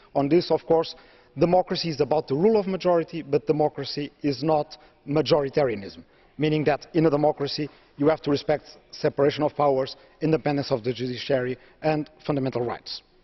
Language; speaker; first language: English; non-native, fluent; Portuguese